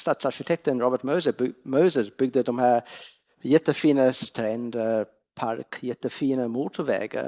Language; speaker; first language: Swedish; non-native, fluent; English